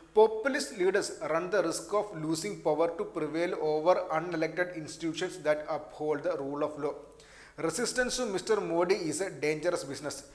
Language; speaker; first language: English; non-native, local second language; Malayalam